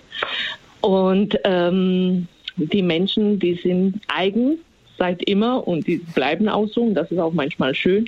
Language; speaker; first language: German; non-native, fluent; Slovak